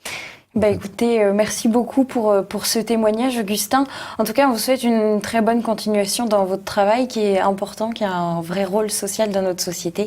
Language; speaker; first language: French; native; French